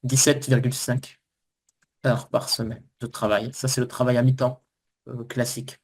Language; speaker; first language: French; native; French